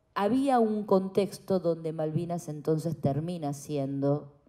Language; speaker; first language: Spanish; native; Spanish